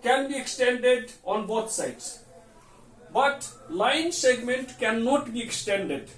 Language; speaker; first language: English; non-native, local second language; Nepali